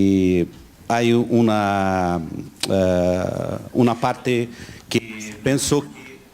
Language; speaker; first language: Spanish; non-native, learner; Portuguese